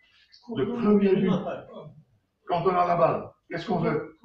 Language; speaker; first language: French; non-native, fluent; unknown